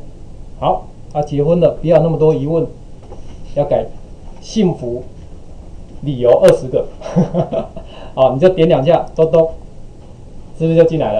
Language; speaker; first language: Chinese; native; Chinese